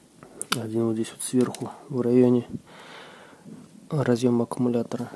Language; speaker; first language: Russian; native; Russian